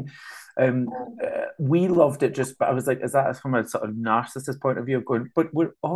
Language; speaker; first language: English; native; English